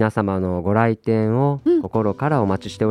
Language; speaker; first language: Japanese; native; Japanese